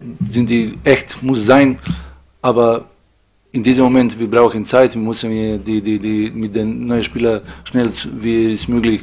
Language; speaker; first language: German; non-native, fluent; Serbian